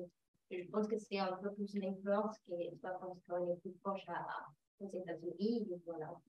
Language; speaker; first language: French; non-native, fluent; Spanish